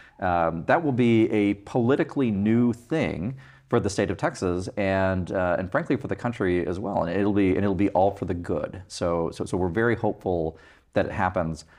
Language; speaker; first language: English; native; English